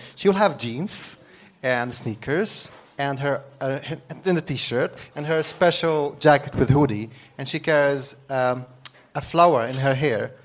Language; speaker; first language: English; non-native, fluent; Arabic